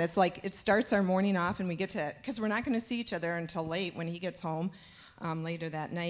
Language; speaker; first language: English; native; English